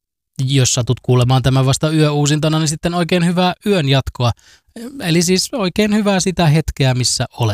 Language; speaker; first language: Finnish; native; Finnish